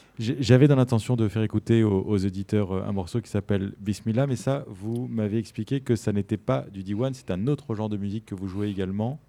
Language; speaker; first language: French; native; French